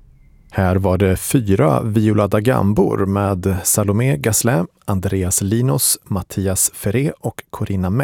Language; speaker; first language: Swedish; native; Swedish